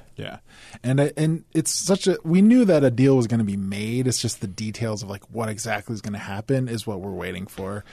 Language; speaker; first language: English; native; English